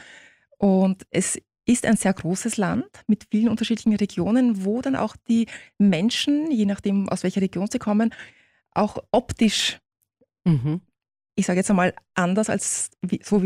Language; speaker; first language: German; early bilingual, other home language; Turkish